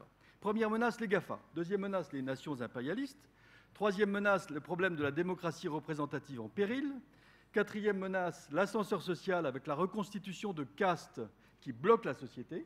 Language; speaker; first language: French; native; French